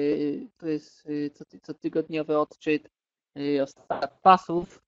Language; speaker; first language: Polish; native; Polish